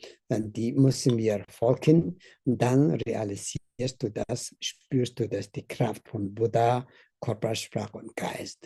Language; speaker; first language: German; non-native, learner; Tibetan